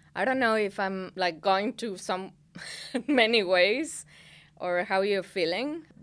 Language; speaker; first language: English; non-native, fluent; Spanish